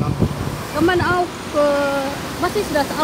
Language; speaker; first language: German; non-native, learner; Filipino